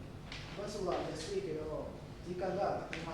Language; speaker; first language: Japanese; non-native, learner; Indonesian